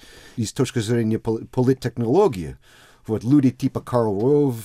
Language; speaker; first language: Russian; non-native, fluent; English